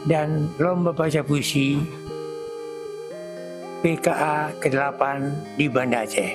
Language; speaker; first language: Indonesian; non-native, local second language; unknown